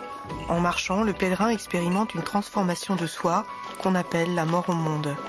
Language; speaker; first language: French; native; French